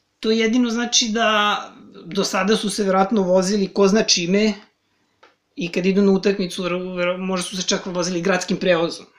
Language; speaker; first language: Serbian; native; Serbian